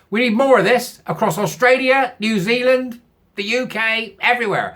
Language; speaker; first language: English; native; English